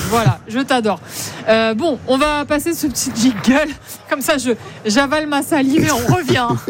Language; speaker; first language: French; native; French